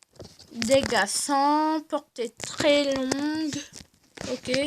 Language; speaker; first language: French; native; French